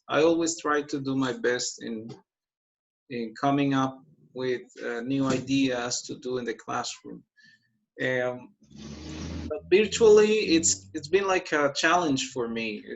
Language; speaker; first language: English; non-native, fluent; Spanish